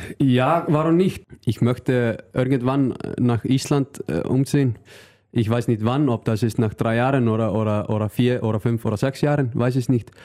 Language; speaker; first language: German; non-native, learner; Icelandic